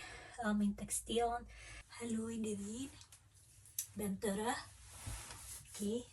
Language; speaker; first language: Dutch; non-native, fluent; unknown